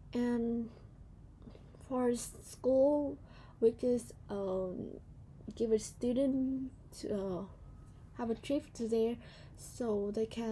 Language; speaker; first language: English; non-native, learner; Vietnamese